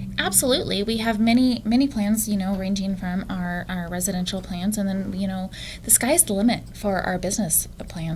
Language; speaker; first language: English; native; English